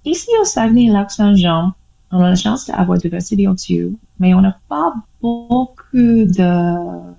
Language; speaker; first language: French; non-native, learner; English